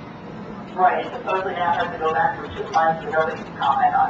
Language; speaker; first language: English; native; English